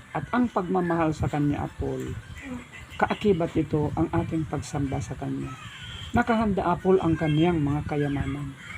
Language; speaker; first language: Filipino; non-native, local second language; Iloko